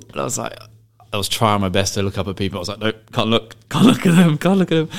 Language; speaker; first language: English; native; English